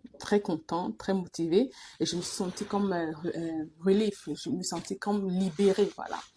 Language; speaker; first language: French; non-native, local second language; Duala